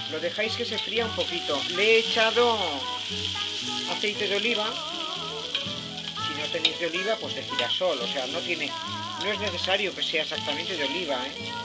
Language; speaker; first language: Spanish; native; Spanish